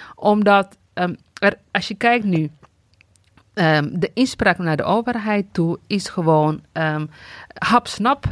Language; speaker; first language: Dutch; non-native, fluent; Tigrinya